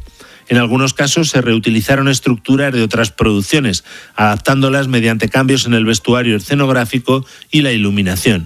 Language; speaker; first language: Spanish; native; Spanish